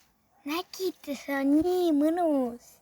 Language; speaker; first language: Estonian; non-native, local second language; Russian